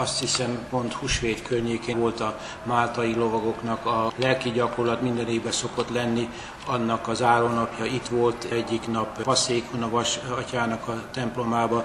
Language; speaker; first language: Hungarian; native; Hungarian